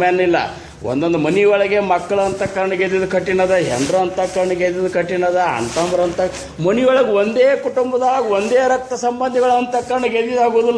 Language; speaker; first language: Kannada; native; Kannada